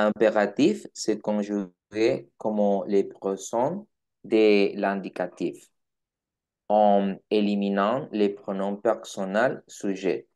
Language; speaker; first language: French; non-native, learner; Spanish